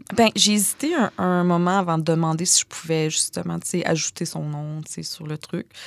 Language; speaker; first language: French; native; French